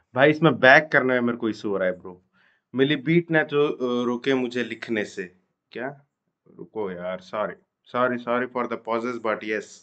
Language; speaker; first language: Hindi; non-native, local second language; Odia